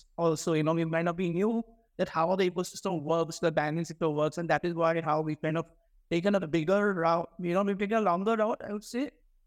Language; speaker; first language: English; non-native, local second language; Hindi